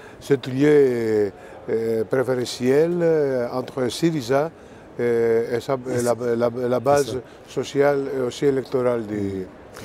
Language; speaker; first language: French; non-native, fluent; Greek